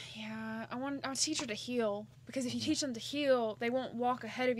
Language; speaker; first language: English; native; English